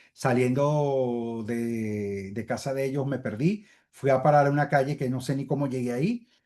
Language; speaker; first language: Spanish; native; Spanish